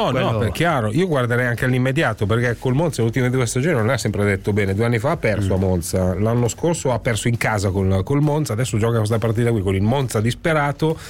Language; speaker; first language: Italian; native; Italian